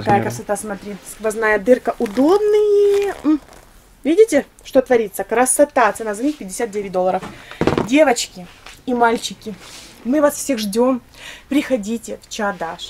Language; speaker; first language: Russian; native; Russian